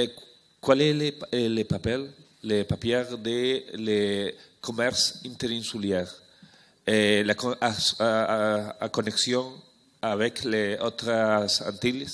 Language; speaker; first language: French; non-native, learner; Spanish